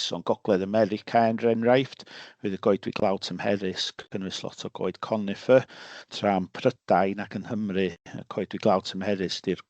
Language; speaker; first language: Welsh; native; Welsh